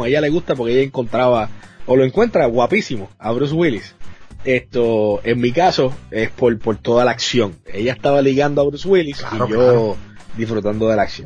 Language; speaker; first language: Spanish; native; Spanish